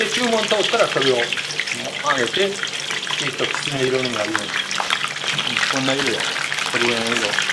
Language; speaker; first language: Japanese; native; Japanese